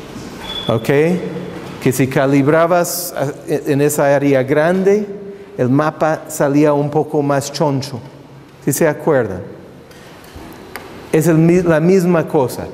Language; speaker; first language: Spanish; non-native, fluent; English